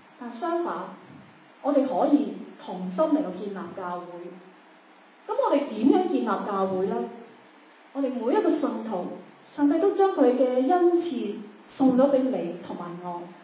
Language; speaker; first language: Chinese; non-native, local second language; Cantonese